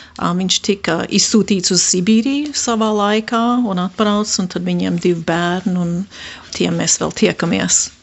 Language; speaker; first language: Latvian; early bilingual, heritage; Latvian